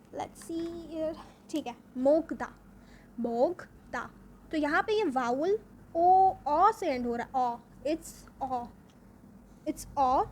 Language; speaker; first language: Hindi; native; Hindi